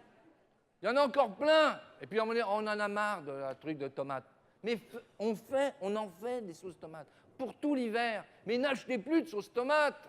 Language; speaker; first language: French; native; French